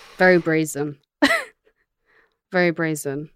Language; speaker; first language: English; native; English